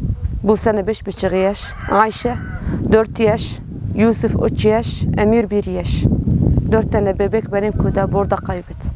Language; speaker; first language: Turkish; non-native, learner; Arabic